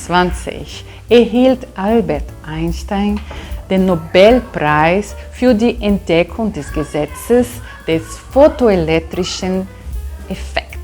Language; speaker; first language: German; non-native, fluent; Portuguese